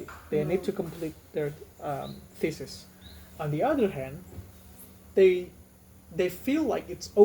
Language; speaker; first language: English; non-native, fluent; Indonesian